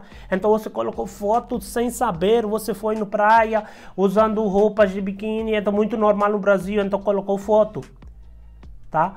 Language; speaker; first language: Portuguese; non-native, learner; Hindi